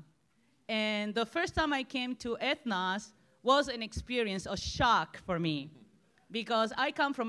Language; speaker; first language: English; non-native, fluent; Spanish